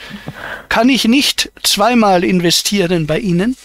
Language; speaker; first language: German; native; German